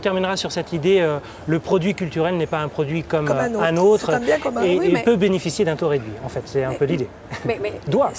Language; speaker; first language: French; native; French